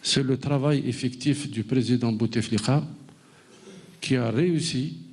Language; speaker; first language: French; non-native, local second language; Arabic